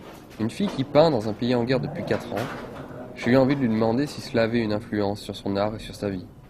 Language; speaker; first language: French; native; French